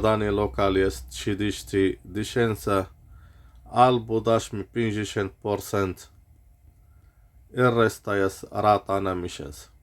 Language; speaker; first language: Polish; non-native, learner; Arabic